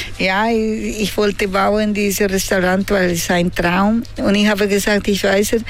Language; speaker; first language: German; non-native, learner; Spanish